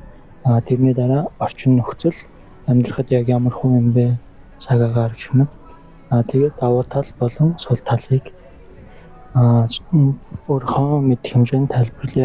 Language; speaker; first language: Mongolian; native; Mongolian